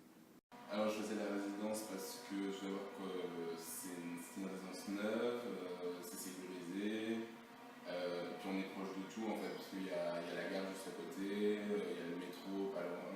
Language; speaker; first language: French; native; French